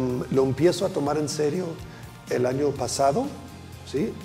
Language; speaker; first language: Spanish; non-native, fluent; German